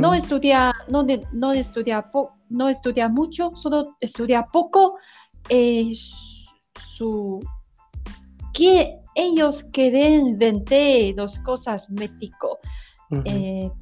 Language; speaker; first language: Spanish; non-native, learner; Chinese